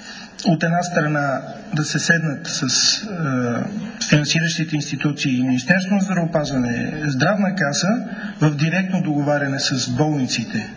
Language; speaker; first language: Bulgarian; native; Bulgarian